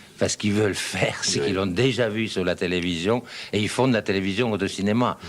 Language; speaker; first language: French; non-native, fluent; Serbian